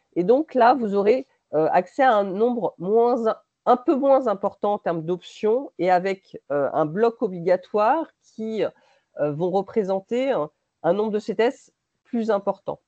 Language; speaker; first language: French; native; French